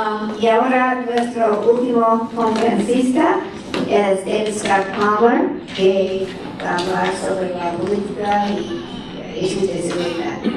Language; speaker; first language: Spanish; non-native, fluent; English